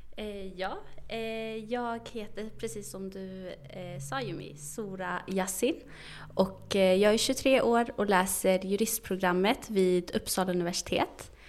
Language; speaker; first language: Swedish; early bilingual, other home language; Arabic